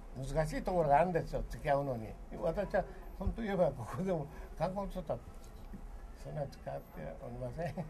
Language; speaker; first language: Japanese; early bilingual, other home language; Korean